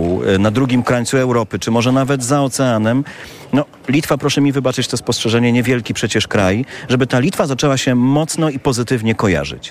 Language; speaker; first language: Polish; native; Polish